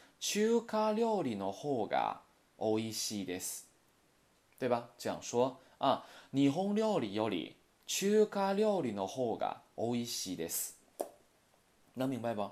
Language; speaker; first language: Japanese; non-native, fluent; Chinese